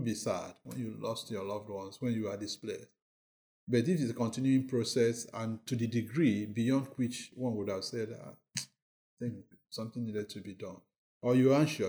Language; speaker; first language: English; non-native, local second language; Igbo